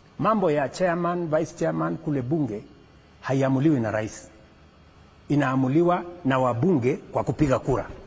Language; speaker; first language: Swahili; non-native, local second language; Kalenjin